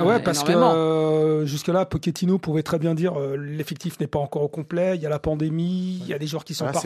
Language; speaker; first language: French; native; French